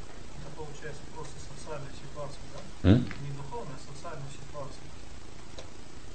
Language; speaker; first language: Russian; native; Russian